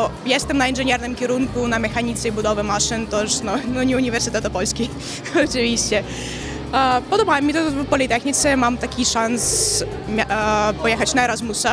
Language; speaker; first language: Polish; non-native, fluent; Ukrainian